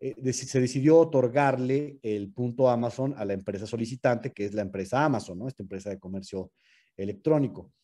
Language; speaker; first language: Spanish; native; Spanish